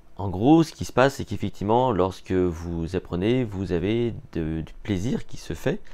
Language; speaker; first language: French; native; French